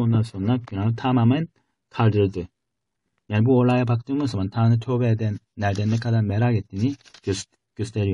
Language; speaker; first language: Turkish; non-native, fluent; Korean